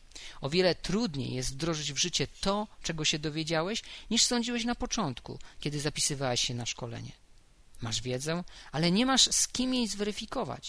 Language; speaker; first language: Polish; native; Polish